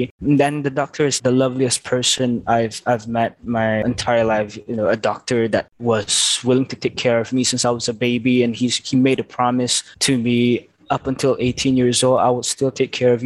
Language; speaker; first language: English; non-native, local second language; Malay